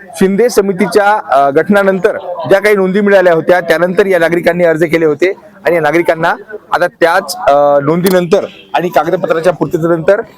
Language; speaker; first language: Marathi; native; Marathi